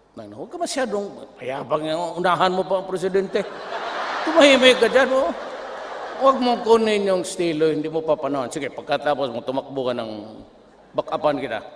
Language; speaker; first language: Filipino; non-native, local second language; Cebuano